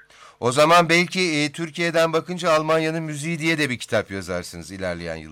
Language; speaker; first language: Turkish; native; Turkish